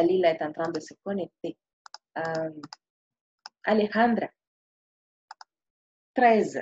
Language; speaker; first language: French; non-native, fluent; Spanish